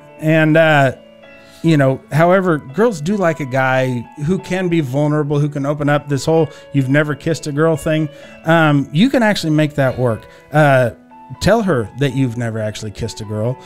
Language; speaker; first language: English; native; English